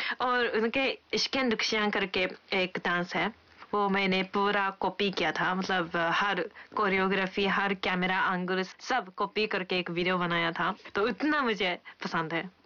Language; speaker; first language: Hindi; non-native, fluent; Japanese